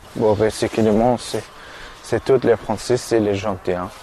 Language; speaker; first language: French; non-native, learner; Persian